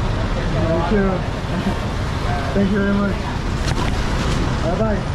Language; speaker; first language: English; non-native, learner; French